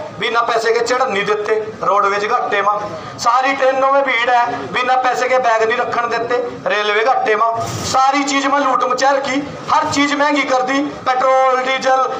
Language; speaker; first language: Hindi; native; Hindi